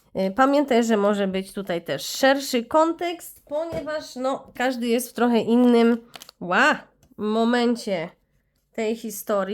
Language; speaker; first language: Polish; native; Polish